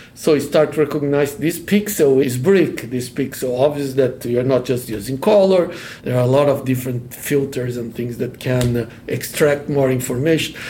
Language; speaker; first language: English; non-native, fluent; Portuguese